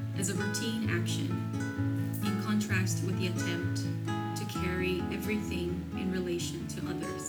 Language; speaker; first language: English; non-native, fluent; Portuguese